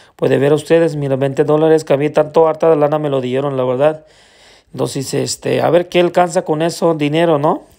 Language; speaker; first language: Spanish; non-native, learner; Urdu